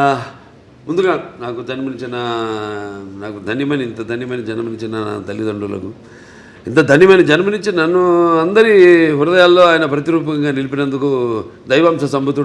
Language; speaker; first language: Telugu; native; Telugu